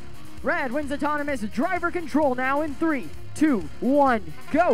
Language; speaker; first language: English; native; English